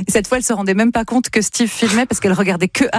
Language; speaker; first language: French; native; French